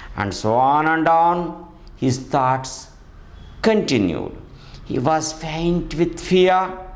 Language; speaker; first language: English; non-native, local second language; Kannada